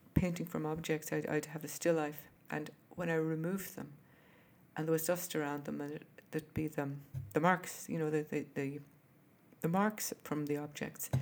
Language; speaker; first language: English; native; English